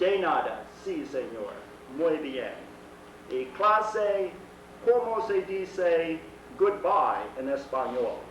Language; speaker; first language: Spanish; non-native, fluent; English